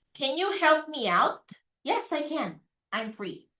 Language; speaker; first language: English; non-native, local second language; Filipino